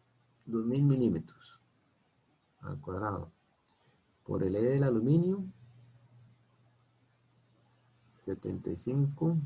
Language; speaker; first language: Spanish; native; Spanish